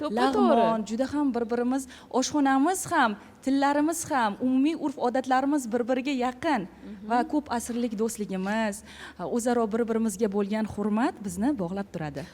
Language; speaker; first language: Uzbek; non-native, local second language; Kyrgyz